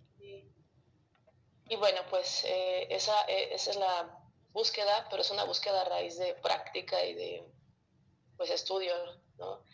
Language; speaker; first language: Spanish; early bilingual, other home language; Russian